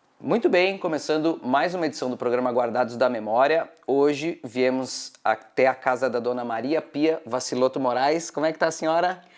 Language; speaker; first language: Portuguese; native; Portuguese